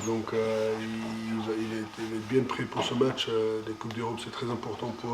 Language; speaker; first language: French; non-native, fluent; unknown